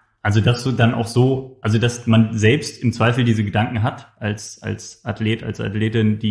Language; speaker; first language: German; native; German